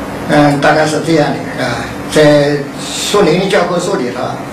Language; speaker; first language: Chinese; native; Chinese